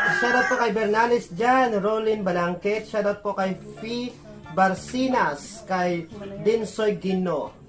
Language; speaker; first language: Filipino; non-native, local second language; Waray